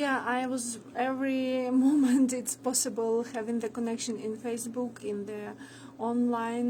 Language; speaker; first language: English; non-native, learner; Ukrainian